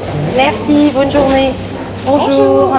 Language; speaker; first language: French; native; French